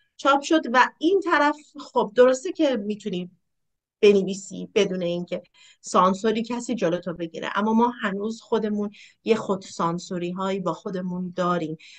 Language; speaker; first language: Persian; native; Persian